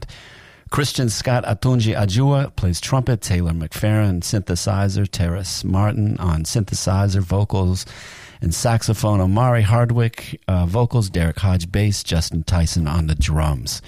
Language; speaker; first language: English; native; English